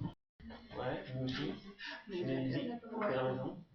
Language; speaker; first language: French; native; French